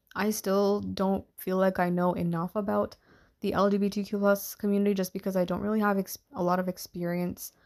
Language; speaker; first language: English; early bilingual, other home language; Hindi